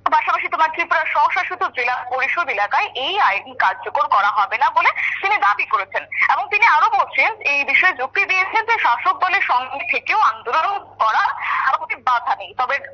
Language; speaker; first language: Bangla; native; Bangla